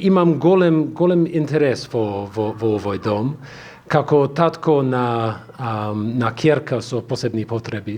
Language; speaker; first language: Macedonian; non-native, fluent; English